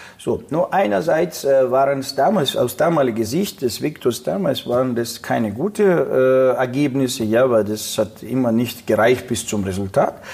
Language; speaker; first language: German; non-native, fluent; Russian